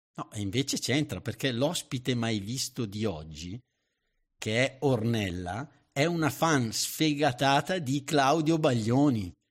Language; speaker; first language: Italian; native; Italian